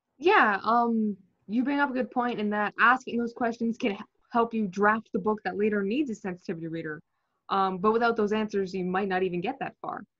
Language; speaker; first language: English; native; English